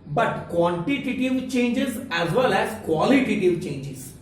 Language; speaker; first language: Hindi; non-native, local second language; Gujarati